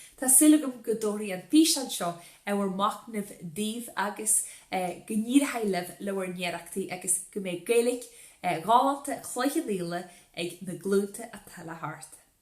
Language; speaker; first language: Irish; native; Irish